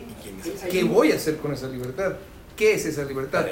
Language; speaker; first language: Spanish; native; Spanish